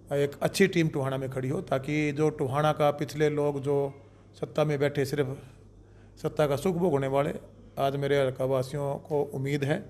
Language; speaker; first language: Hindi; native; Hindi